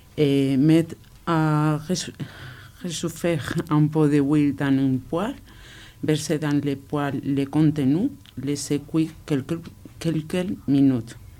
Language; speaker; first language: French; non-native, learner; Spanish